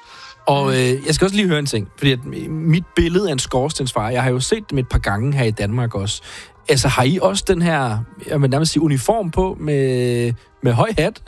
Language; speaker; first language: Danish; native; Danish